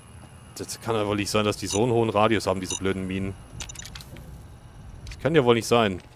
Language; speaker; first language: German; native; German